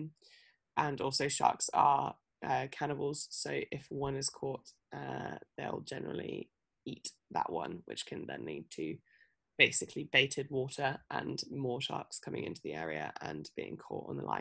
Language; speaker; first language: English; native; English